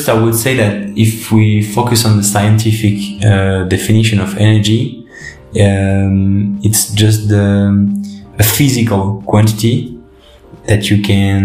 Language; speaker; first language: English; non-native, fluent; French